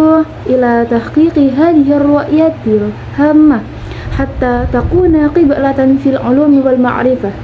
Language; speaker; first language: Arabic; non-native, learner; Indonesian